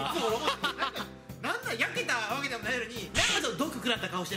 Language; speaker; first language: Japanese; native; Japanese